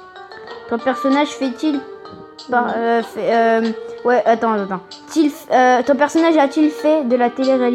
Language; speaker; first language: French; native; French